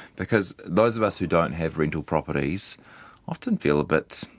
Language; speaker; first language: English; native; English